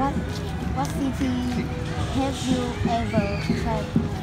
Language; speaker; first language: English; non-native, learner; Vietnamese